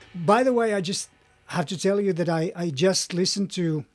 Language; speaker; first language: English; non-native, fluent; Finnish